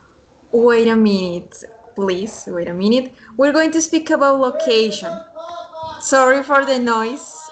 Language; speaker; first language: English; non-native, fluent; Spanish